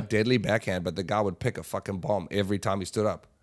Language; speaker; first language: English; native; English